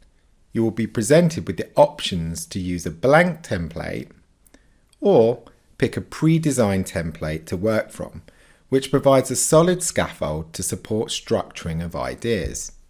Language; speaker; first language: English; native; English